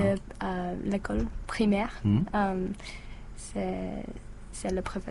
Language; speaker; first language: French; non-native, learner; English